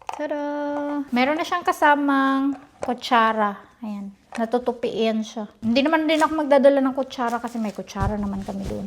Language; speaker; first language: Filipino; non-native, local second language; Cebuano